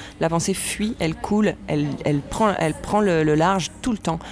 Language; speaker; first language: French; native; French